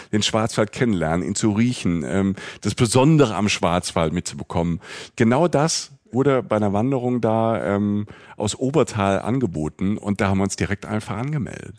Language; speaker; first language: German; native; German